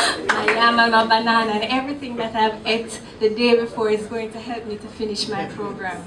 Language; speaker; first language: English; non-native, local second language; Jamaican Creole English